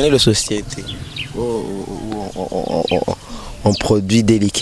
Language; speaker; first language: French; non-native, local second language; Rundi